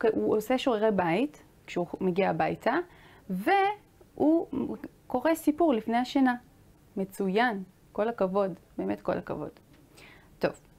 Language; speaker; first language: Hebrew; native; Hebrew